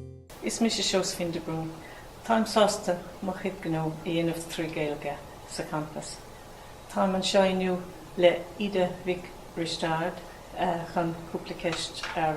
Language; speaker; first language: Irish; non-native, local second language; English